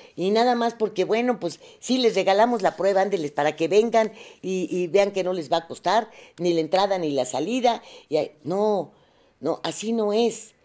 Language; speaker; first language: Spanish; native; Spanish